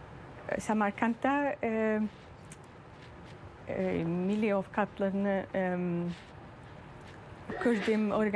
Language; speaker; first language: Turkish; early bilingual, heritage; German